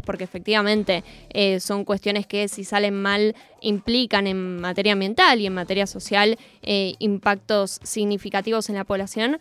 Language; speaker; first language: Spanish; native; Spanish